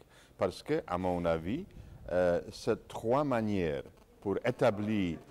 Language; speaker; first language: French; non-native, fluent; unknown